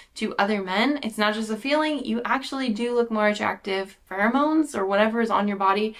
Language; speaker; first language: English; native; English